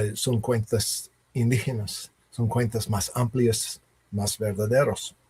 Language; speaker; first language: Spanish; non-native, learner; English